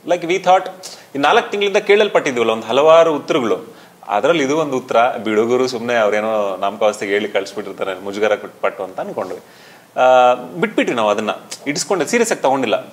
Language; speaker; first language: Kannada; native; Kannada